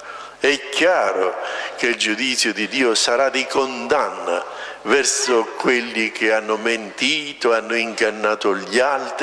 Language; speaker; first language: Italian; native; Italian